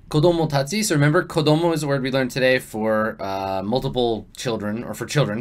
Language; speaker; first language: English; native; English